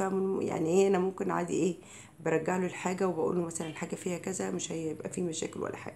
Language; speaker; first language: Arabic; native; Arabic